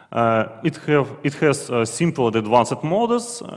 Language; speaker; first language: English; non-native, fluent; Russian